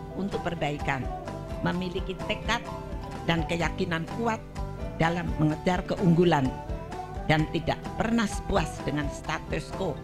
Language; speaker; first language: Indonesian; non-native, local second language; Javanese